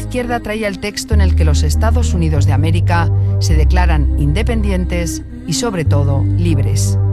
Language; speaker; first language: Spanish; native; Spanish